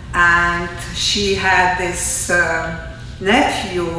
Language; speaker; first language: English; non-native, fluent; Czech